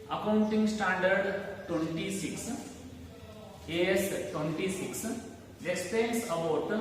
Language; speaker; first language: English; non-native, local second language; Kannada